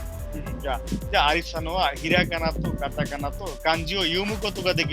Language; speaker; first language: Japanese; non-native, fluent; Bangla